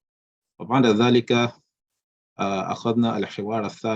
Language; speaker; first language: Arabic; non-native, fluent; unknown